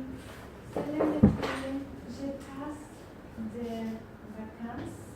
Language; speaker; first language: French; non-native, learner; Russian